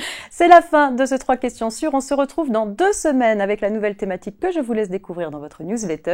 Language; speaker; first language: French; native; French